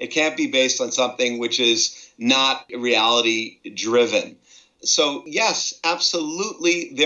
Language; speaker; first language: English; native; English